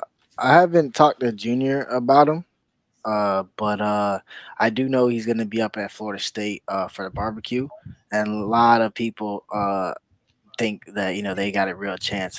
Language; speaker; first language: English; native; English